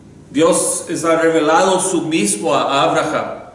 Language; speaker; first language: Spanish; non-native, learner; English